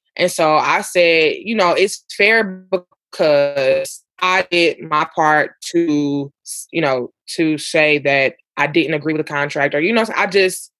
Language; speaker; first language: English; native; English